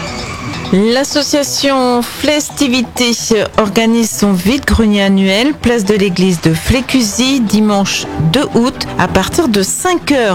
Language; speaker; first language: French; native; French